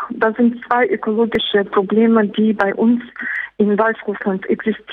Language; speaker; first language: German; non-native, fluent; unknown